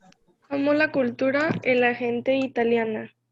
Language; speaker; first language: Italian; non-native, learner; Spanish